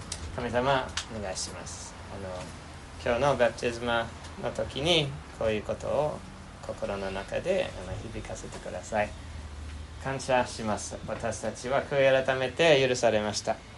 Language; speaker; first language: Japanese; non-native, fluent; English